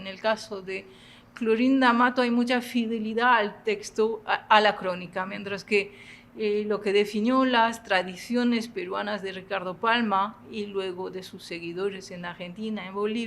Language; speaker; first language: Spanish; non-native, fluent; French